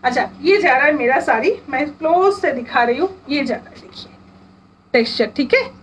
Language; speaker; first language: Hindi; non-native, local second language; Bangla